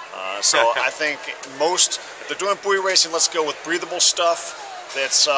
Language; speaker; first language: English; native; English